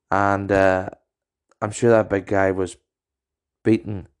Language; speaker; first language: English; native; English